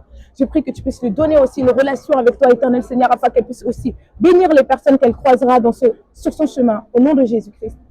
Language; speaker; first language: French; native; French